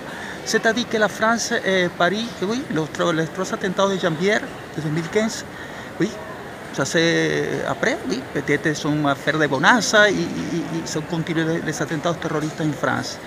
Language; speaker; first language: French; non-native, learner; Spanish